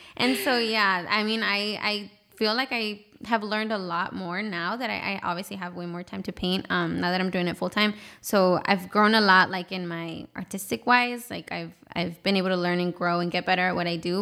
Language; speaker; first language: English; early bilingual, other home language; Spanish